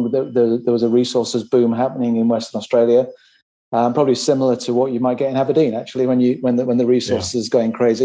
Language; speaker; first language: English; native; English